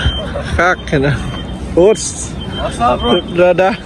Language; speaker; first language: Russian; non-native, learner; Lao